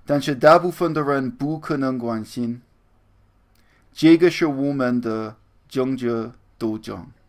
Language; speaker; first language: Chinese; non-native, learner; English